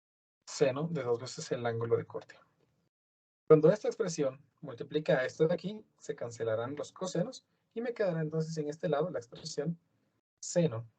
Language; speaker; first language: Spanish; native; Spanish